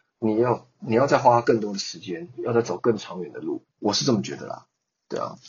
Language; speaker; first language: Chinese; native; Chinese